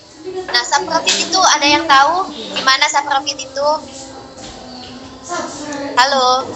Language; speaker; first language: Indonesian; native; Indonesian